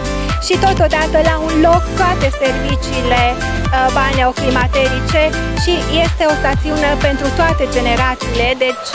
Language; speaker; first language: Romanian; non-native, fluent; Hungarian